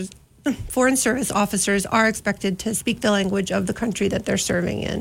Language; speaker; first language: English; native; English